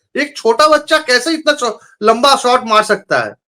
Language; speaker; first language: Hindi; non-native, local second language; Bangla